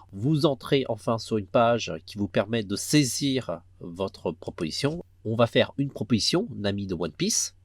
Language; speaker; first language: French; native; French